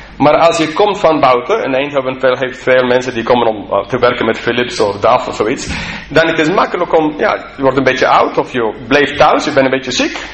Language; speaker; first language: Dutch; non-native, fluent; English